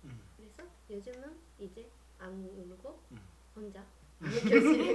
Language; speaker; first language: Korean; non-native, learner; Japanese